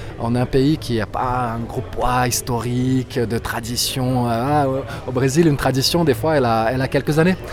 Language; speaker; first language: French; non-native, fluent; Portuguese